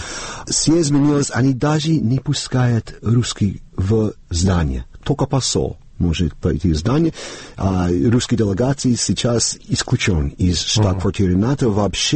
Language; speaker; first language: Russian; non-native, learner; English